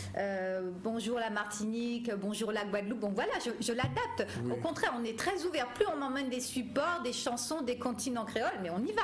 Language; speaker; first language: French; native; French